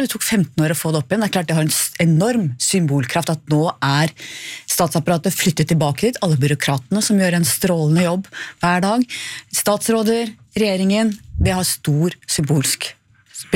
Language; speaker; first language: Norwegian; native; Norwegian